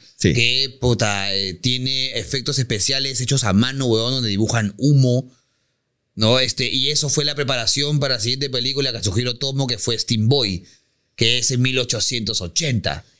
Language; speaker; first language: Spanish; native; Spanish